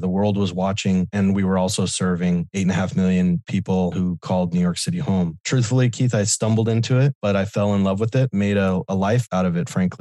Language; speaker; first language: English; native; English